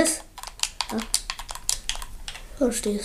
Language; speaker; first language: German; native; German